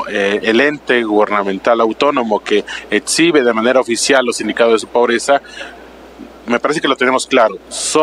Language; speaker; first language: Spanish; native; Spanish